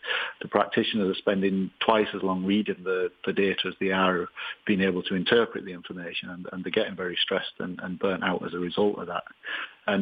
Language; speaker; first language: English; native; English